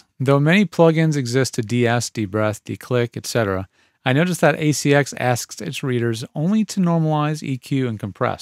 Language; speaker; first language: English; native; English